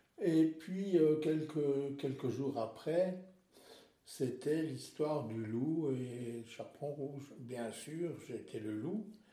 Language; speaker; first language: French; non-native, local second language; Swiss German